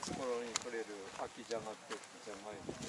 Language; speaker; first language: Japanese; native; Japanese